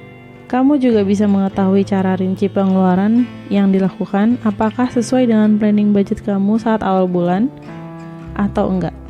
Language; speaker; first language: Indonesian; native; Indonesian